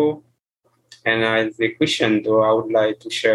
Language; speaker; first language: English; non-native, learner; Haitian Creole